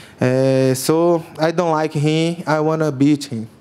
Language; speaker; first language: English; non-native, learner; Portuguese